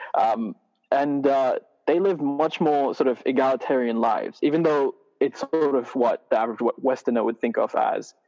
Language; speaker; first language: English; non-native, fluent; Arabic